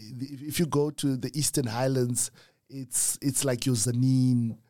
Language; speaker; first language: English; non-native, local second language; Shona